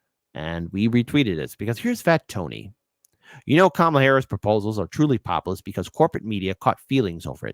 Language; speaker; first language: English; native; English